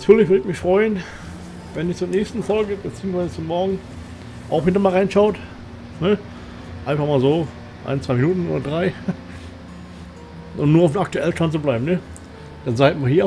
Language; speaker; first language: German; native; German